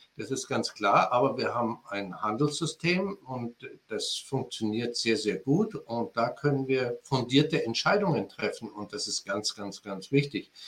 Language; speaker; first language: German; native; German